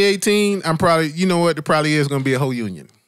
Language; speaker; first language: English; native; English